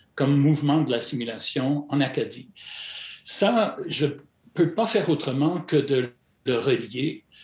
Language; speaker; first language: French; non-native, fluent; English